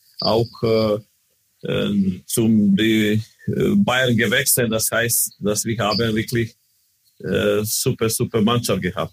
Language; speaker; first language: German; non-native, learner; Croatian